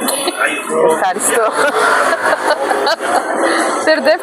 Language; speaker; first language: Greek; non-native, learner; Armenian